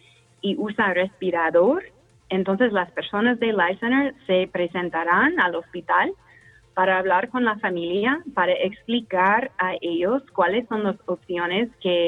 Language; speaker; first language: Spanish; non-native, fluent; English